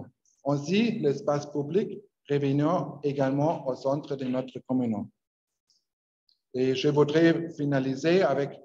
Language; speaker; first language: French; non-native, learner; Spanish